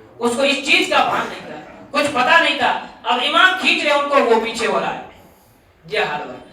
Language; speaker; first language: Urdu; native; Urdu